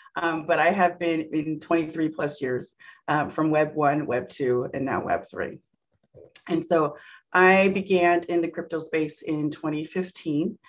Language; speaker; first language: English; native; English